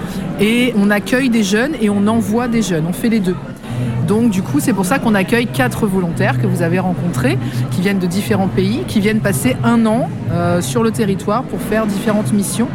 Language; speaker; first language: French; native; French